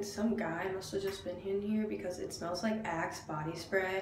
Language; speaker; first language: English; native; English